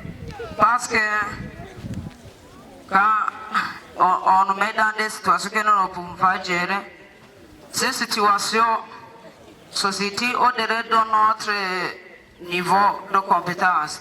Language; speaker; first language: French; non-native, learner; Rundi